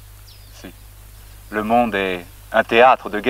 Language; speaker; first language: French; native; French